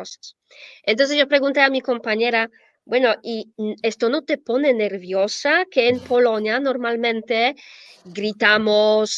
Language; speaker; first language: Spanish; non-native, fluent; Polish